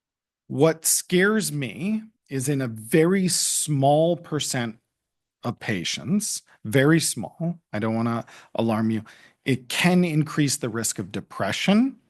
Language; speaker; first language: English; native; English